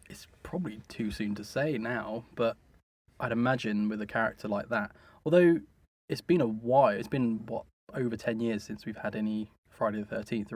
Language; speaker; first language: English; native; English